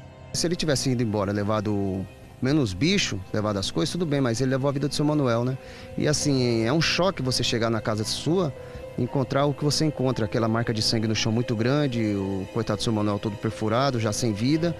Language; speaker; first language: Portuguese; native; Portuguese